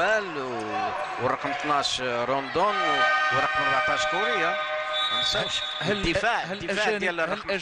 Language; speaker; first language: Arabic; native; Arabic